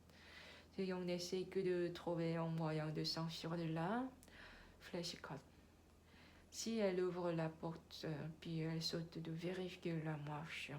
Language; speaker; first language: French; non-native, learner; Korean